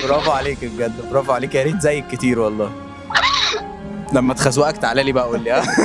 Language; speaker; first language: Arabic; native; Arabic